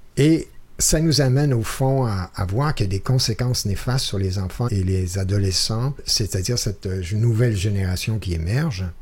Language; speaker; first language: French; native; French